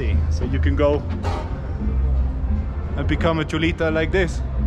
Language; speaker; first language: English; non-native, fluent; Danish